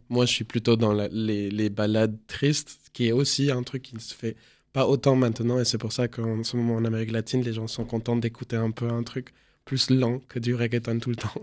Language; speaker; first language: French; non-native, fluent; Spanish